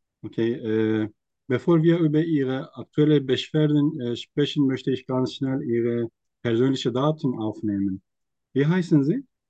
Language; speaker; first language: German; non-native, fluent; Turkish